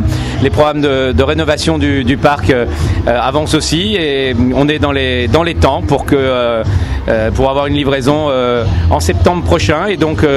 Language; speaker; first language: French; native; French